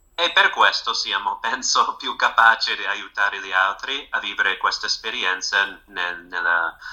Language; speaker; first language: Italian; non-native, fluent; English